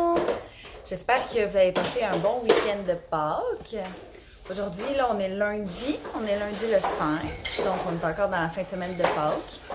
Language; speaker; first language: French; native; French